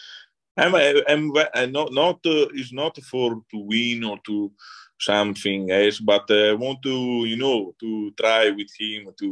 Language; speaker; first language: English; non-native, learner; Italian